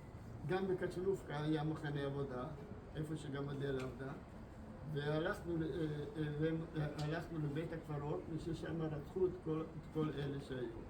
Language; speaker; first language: Hebrew; non-native, fluent; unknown